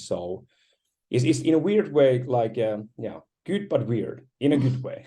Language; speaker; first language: English; non-native, fluent; Finnish